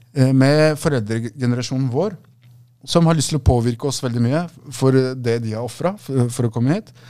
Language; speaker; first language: Norwegian; early bilingual, other home language; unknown